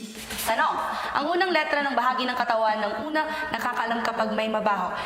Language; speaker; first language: Filipino; native; Filipino